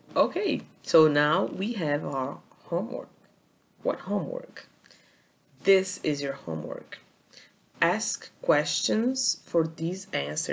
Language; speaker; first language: English; non-native, fluent; Portuguese